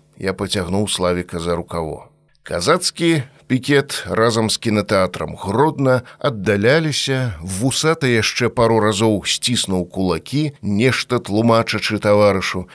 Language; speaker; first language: Belarusian; native; Belarusian